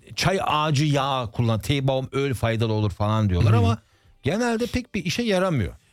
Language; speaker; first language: Turkish; early bilingual, heritage; Turkish